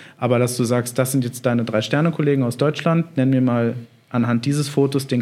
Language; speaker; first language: German; native; German